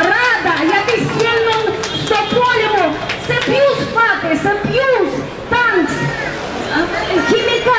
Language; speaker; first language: Greek; non-native, fluent; Russian